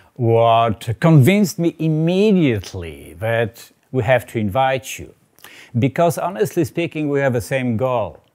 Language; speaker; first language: English; non-native, fluent; Polish